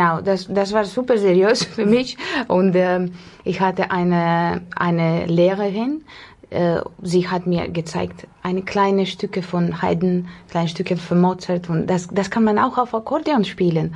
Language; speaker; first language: German; non-native, fluent; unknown